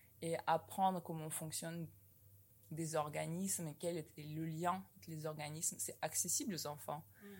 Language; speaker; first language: French; non-native, fluent; Russian